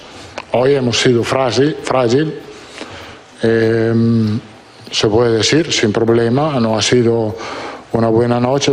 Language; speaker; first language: Spanish; non-native, fluent; Italian